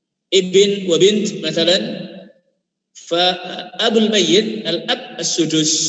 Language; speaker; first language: Arabic; non-native, fluent; Indonesian